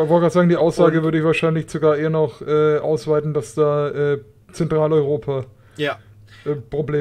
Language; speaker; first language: German; native; German